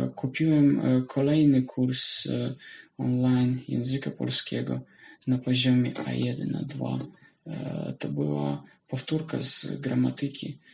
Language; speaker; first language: Polish; non-native, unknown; Russian